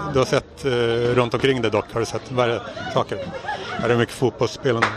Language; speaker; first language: Swedish; native; Swedish